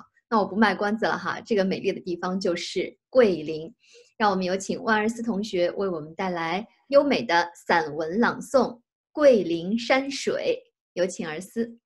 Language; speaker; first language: Chinese; native; Chinese